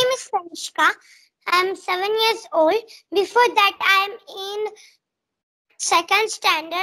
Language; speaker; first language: English; non-native, learner; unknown